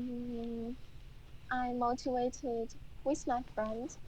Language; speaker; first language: English; non-native, learner; Chinese